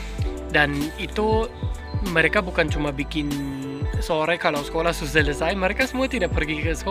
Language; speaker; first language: Indonesian; non-native, fluent; German